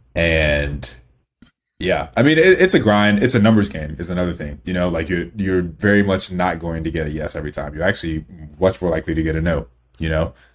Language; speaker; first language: English; early bilingual, other home language; Igbo